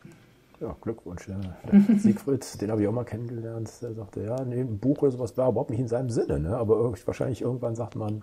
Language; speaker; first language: German; native; German